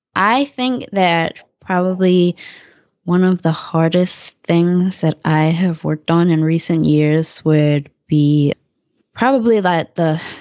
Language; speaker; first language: English; native; English